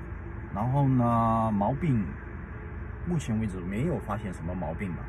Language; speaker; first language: Chinese; native; Chinese